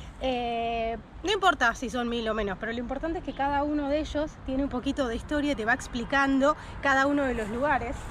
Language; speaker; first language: Spanish; native; Spanish